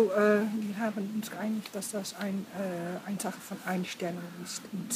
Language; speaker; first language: German; non-native, learner; Dutch